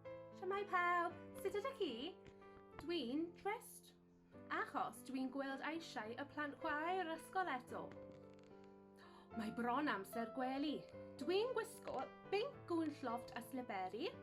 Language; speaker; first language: Welsh; non-native, learner; English